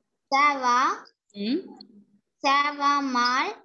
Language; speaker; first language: French; non-native, learner; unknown